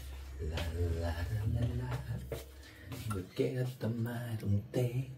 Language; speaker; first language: Spanish; early bilingual, other home language; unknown